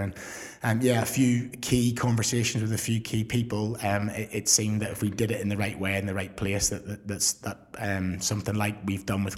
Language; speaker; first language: English; native; English